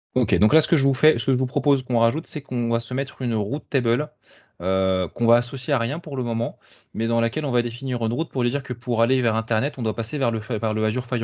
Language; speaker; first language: French; native; French